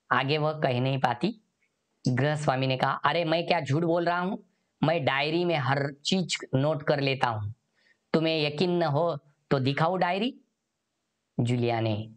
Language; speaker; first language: Hindi; non-native, local second language; Marathi